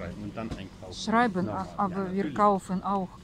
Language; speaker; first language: German; non-native, learner; Russian